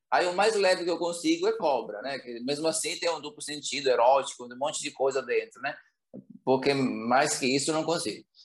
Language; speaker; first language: Portuguese; non-native, fluent; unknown